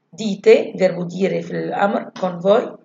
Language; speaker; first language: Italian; non-native, learner; Arabic